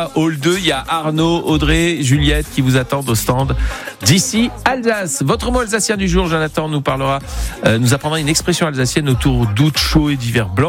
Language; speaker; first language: French; native; French